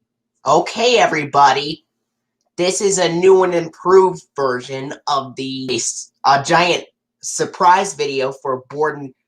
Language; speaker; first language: English; native; English